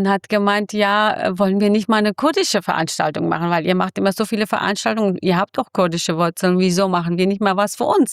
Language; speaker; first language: German; non-native, fluent; Kurdish